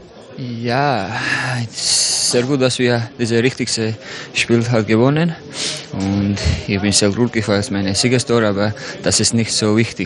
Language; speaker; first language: German; non-native, learner; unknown